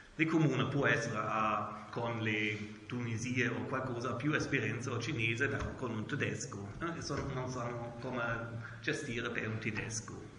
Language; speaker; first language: Italian; non-native, learner; German